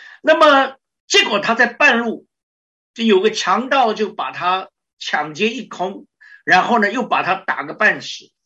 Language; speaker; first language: Chinese; native; Chinese